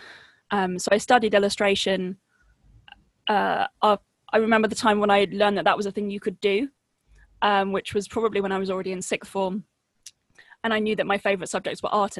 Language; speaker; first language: English; native; English